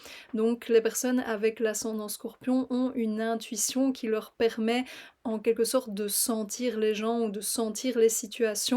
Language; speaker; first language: French; native; French